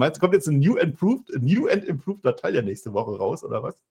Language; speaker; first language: German; native; German